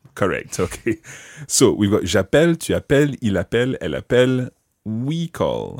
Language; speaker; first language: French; non-native, fluent; English